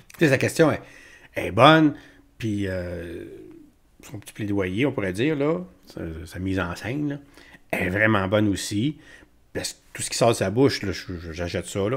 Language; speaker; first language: French; native; French